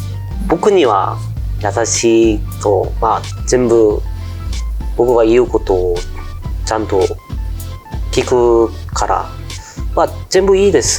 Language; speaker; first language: Japanese; non-native, fluent; Korean